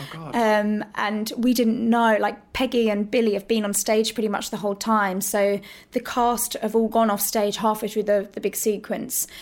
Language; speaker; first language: English; native; English